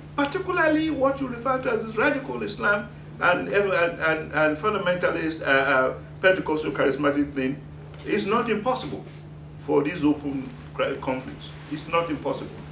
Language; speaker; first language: English; non-native, local second language; Yoruba